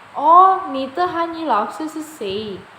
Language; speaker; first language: Chinese; non-native, fluent; Indonesian